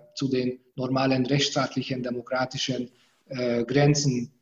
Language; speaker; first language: German; non-native, fluent; Hungarian